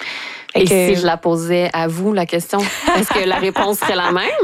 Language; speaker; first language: French; native; French